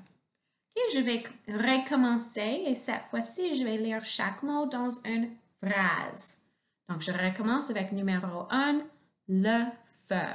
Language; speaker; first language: French; non-native, fluent; English